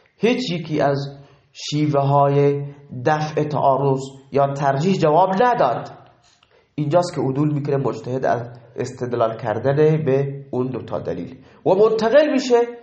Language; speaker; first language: Persian; non-native, local second language; Baluchi